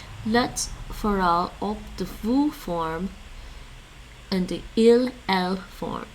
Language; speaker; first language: Dutch; non-native, learner; English